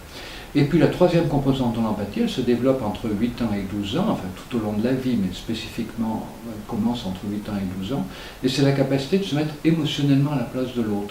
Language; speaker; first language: French; native; French